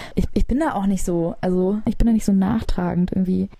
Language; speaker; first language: German; native; German